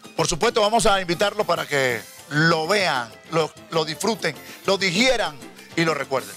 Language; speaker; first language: Spanish; native; Spanish